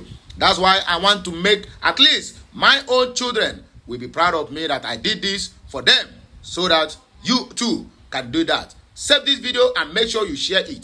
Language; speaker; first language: English; non-native, local second language; Igbo